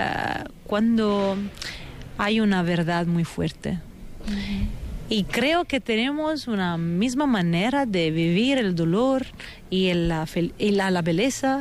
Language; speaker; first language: Spanish; non-native, fluent; Italian